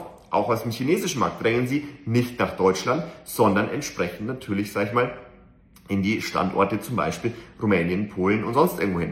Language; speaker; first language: German; native; German